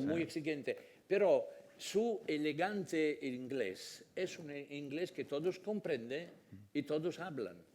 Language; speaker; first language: Spanish; non-native, fluent; Italian